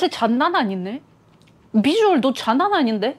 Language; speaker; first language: Korean; non-native, learner; Russian